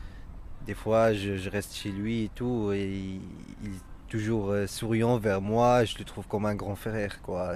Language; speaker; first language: French; non-native, local second language; Arabic